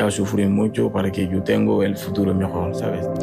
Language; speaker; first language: Spanish; non-native, learner; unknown